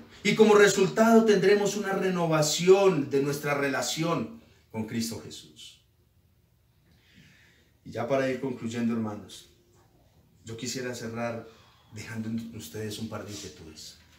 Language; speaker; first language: Spanish; native; Spanish